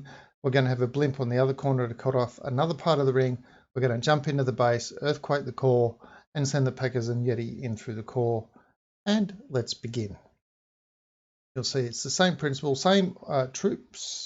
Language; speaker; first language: English; native; English